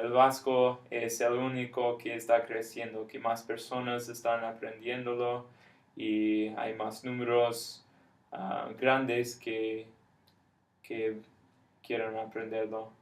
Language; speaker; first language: Spanish; non-native, fluent; English